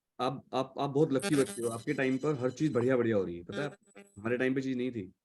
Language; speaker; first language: Hindi; native; Hindi